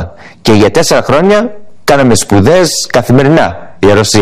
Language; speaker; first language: Greek; early bilingual, heritage; English